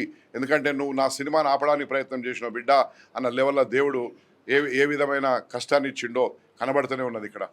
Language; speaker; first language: Telugu; native; Telugu